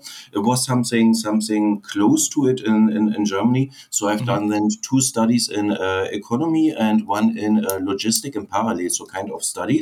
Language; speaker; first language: English; non-native, fluent; German